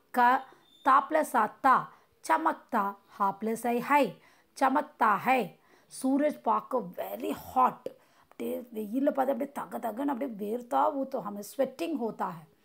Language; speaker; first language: Hindi; non-native, local second language; Tamil